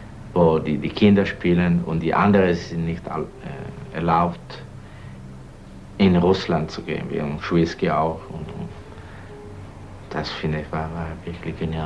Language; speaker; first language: German; non-native, fluent; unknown